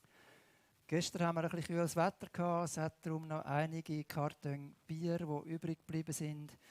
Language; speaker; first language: German; native; German